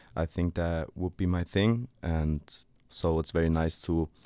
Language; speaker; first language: English; non-native, fluent; German